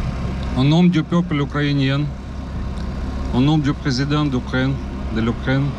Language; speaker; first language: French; non-native, learner; Ukrainian